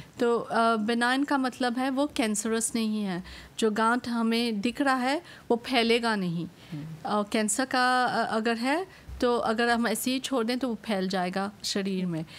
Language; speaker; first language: Hindi; non-native, local second language; Morisyen